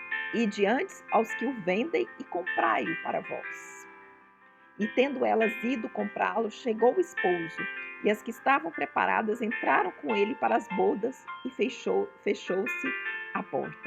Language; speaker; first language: Portuguese; native; Portuguese